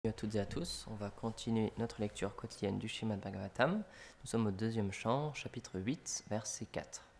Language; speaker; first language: French; native; French